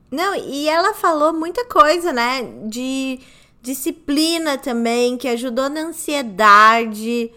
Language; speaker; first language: Portuguese; native; Portuguese